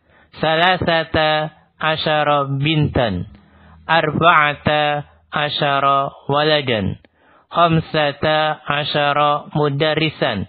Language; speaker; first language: Arabic; non-native, fluent; Indonesian